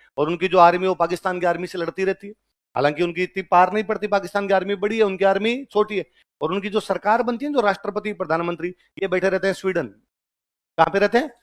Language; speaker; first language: Hindi; native; Hindi